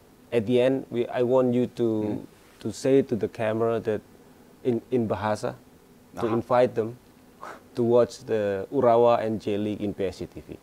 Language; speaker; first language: English; non-native, fluent; Indonesian